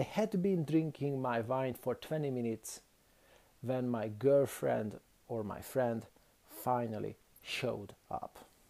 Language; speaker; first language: English; non-native, fluent; Hungarian